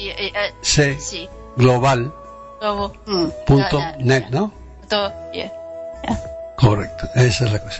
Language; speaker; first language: Spanish; native; Spanish